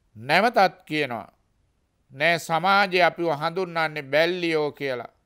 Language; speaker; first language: Sinhala; native; Sinhala